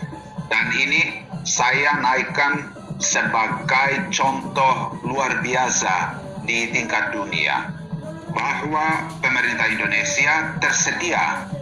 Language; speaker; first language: Indonesian; non-native, fluent; Finnish